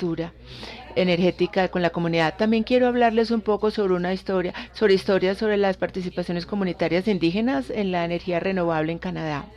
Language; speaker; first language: Spanish; non-native, fluent; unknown